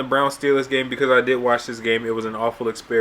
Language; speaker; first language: English; native; English